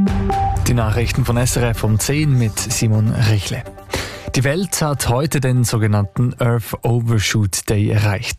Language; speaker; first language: German; native; German